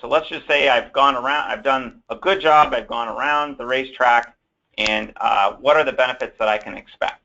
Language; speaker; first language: English; native; English